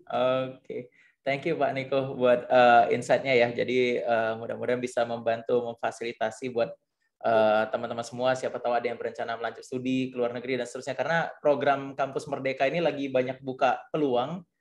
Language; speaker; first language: Indonesian; native; Indonesian